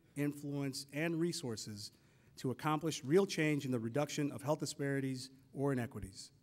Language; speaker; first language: English; native; English